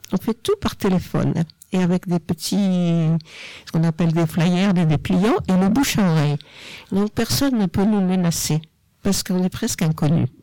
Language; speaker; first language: French; native; French